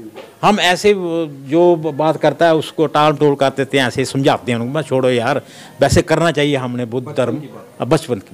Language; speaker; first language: Hindi; non-native, local second language; Punjabi